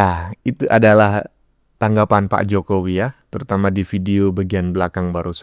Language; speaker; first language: Indonesian; native; Indonesian